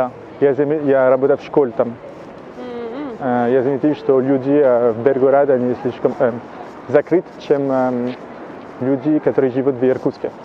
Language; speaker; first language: Russian; non-native, learner; French